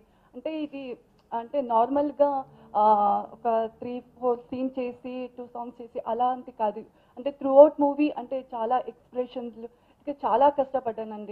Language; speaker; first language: Telugu; non-native, fluent; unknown